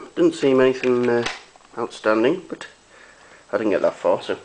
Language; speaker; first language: English; native; English